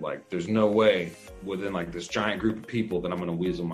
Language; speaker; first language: English; native; English